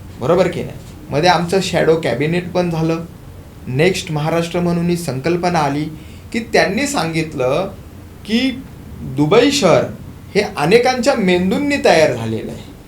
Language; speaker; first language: Marathi; native; Marathi